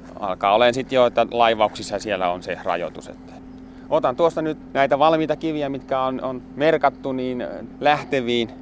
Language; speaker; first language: Finnish; native; Finnish